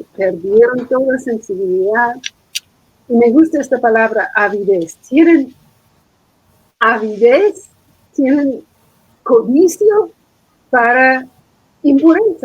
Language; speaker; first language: Spanish; non-native, fluent; English